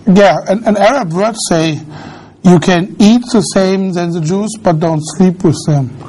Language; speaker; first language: English; non-native, fluent; German